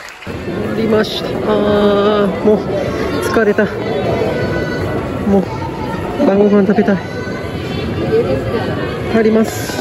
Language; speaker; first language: Japanese; non-native, fluent; Vietnamese